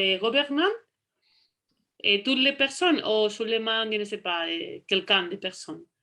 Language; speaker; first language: French; non-native, learner; Spanish